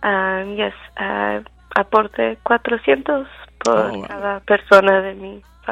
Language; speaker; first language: Spanish; early bilingual, heritage; Spanish